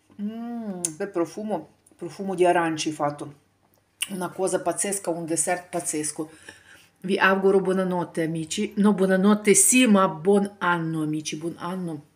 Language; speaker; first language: Italian; non-native, learner; Ukrainian